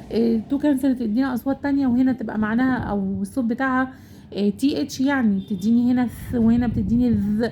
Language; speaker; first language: Arabic; native; Arabic